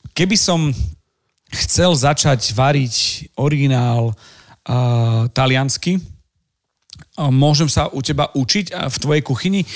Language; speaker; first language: Slovak; native; Slovak